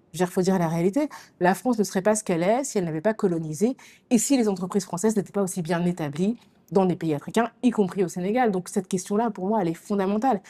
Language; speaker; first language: French; native; French